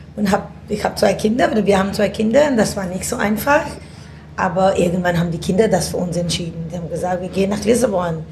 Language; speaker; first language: German; non-native, fluent; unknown